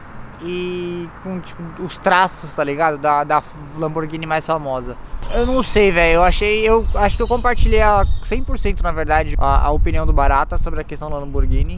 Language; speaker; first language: Portuguese; native; Portuguese